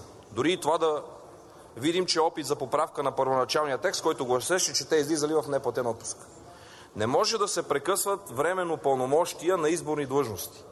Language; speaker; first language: Bulgarian; native; Bulgarian